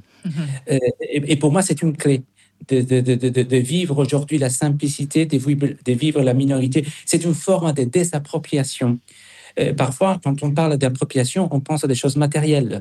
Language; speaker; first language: French; non-native, fluent; Spanish